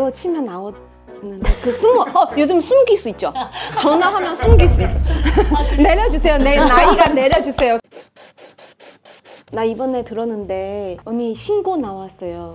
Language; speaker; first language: Korean; non-native, fluent; Chinese